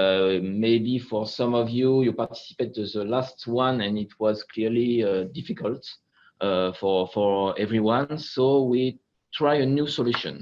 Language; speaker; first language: English; non-native, fluent; French